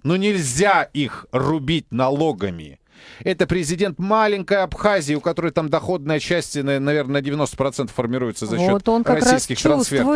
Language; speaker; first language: Russian; native; Russian